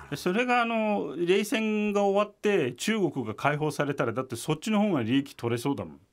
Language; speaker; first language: Japanese; non-native, fluent; Turkish